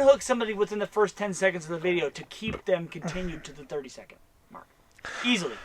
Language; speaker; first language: English; native; English